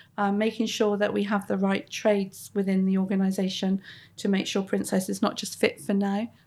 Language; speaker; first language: English; native; English